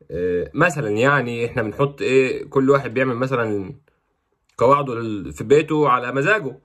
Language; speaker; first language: Arabic; native; Arabic